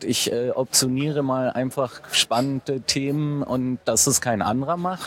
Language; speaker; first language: German; native; German